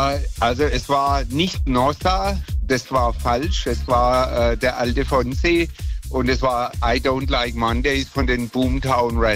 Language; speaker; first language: German; native; German